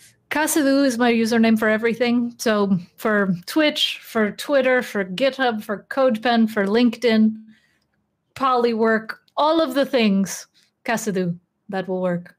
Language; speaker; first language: English; native; English